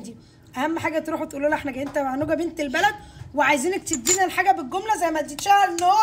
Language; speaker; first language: Arabic; native; Arabic